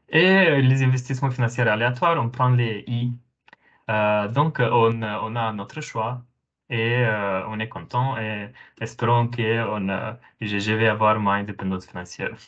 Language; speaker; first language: French; non-native, fluent; Romanian